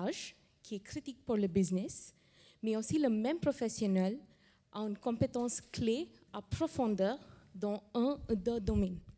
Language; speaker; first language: French; non-native, fluent; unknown